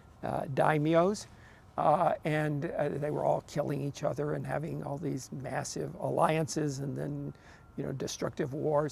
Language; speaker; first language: English; native; English